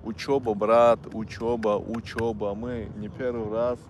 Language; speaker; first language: Russian; non-native, local second language; Tajik